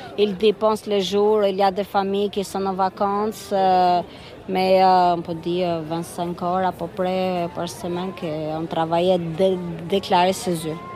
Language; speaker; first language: French; non-native, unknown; Albanian